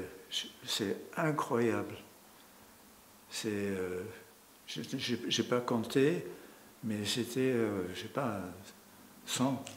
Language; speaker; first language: French; non-native, fluent; German